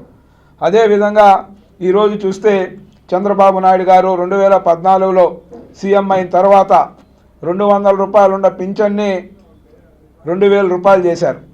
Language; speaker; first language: Telugu; native; Telugu